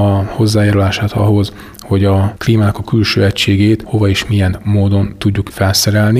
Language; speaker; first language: Hungarian; native; Hungarian